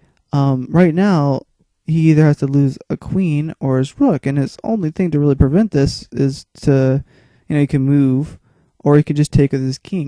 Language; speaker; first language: English; native; English